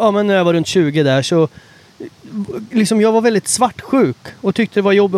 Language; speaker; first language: Swedish; native; Swedish